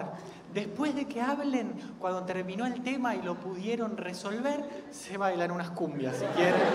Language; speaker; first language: Spanish; native; Spanish